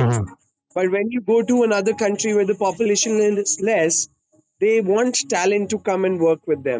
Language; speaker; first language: English; non-native, local second language; Hindi